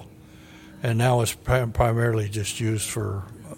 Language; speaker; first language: English; native; English